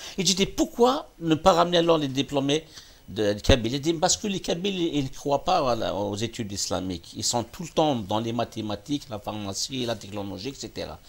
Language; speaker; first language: French; non-native, local second language; Kabyle